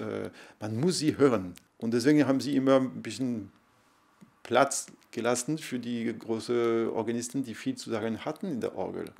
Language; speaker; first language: German; non-native, fluent; French